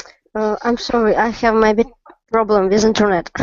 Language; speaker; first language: English; non-native, learner; Russian